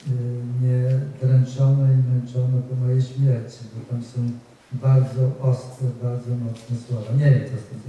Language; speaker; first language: Polish; native; Polish